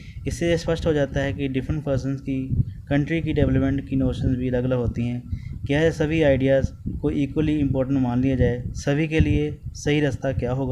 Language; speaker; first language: Hindi; native; Hindi